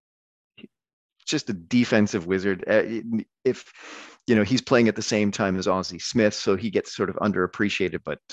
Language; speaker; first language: English; native; English